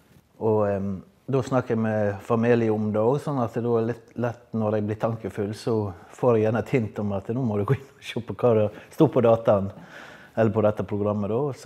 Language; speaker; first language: Norwegian; native; Norwegian